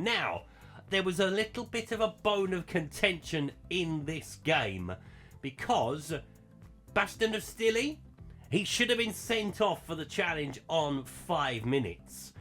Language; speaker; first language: English; native; English